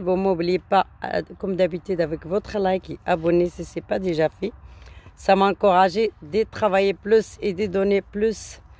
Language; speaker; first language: French; non-native, learner; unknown